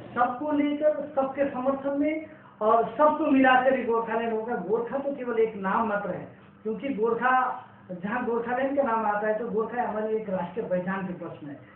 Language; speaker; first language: Hindi; non-native, local second language; Nepali